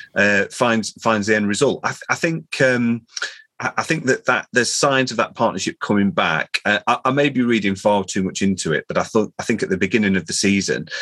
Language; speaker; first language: English; native; English